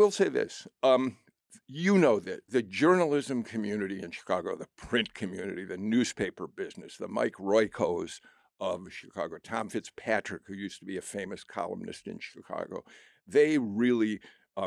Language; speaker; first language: English; native; English